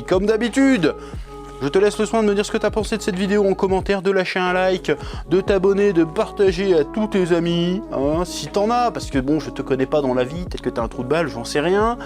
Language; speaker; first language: French; native; French